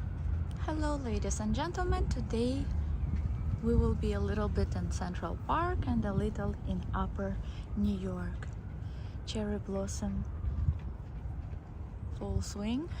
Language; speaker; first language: English; non-native, fluent; Russian